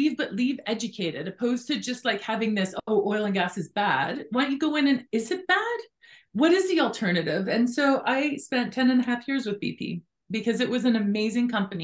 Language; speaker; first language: English; native; English